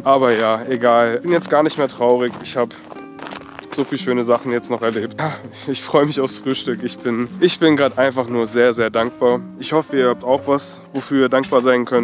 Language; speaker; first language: German; native; German